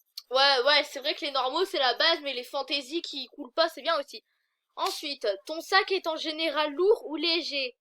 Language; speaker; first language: French; native; French